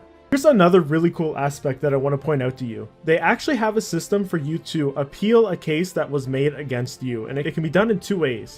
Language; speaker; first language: English; native; English